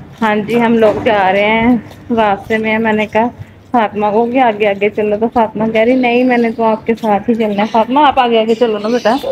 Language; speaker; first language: Urdu; non-native, local second language; Punjabi